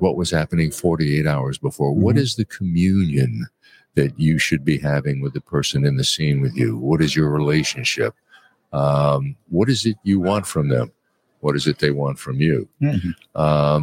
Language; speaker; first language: English; native; English